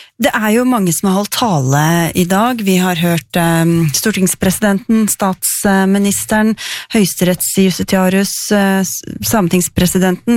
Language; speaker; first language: Norwegian; native; Norwegian